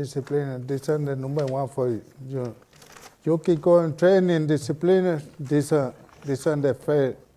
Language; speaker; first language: English; non-native, learner; Spanish